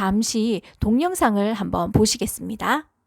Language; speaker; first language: Korean; native; Korean